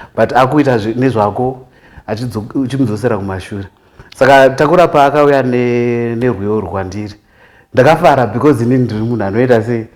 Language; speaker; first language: Shona; non-native, local second language; North Ndebele